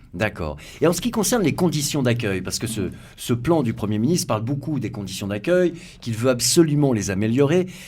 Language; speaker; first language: French; native; French